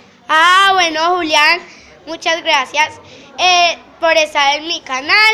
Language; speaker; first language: Spanish; native; Spanish